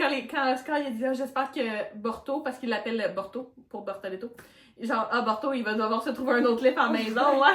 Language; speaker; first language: French; native; French